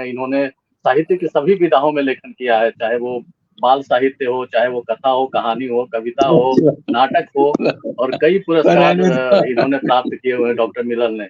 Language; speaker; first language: Hindi; native; Hindi